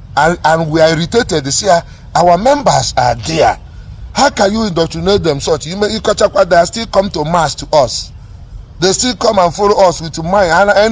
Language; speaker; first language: English; non-native, local second language; Igbo